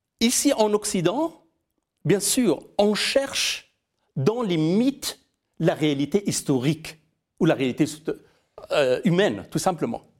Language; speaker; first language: French; non-native, fluent; Persian